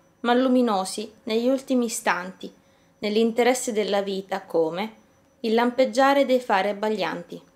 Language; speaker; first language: Italian; native; Italian